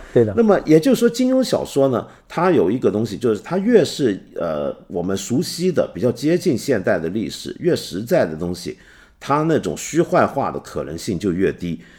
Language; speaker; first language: Chinese; native; Chinese